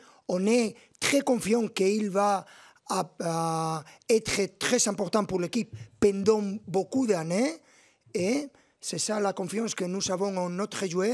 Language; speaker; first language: French; non-native, fluent; Spanish